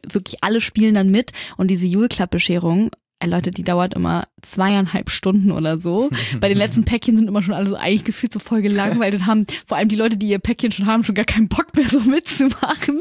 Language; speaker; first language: German; native; German